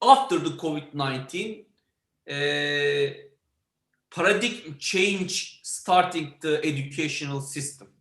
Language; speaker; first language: English; non-native, learner; Turkish